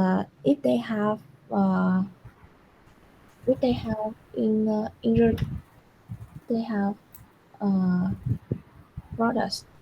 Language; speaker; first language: English; non-native, learner; Vietnamese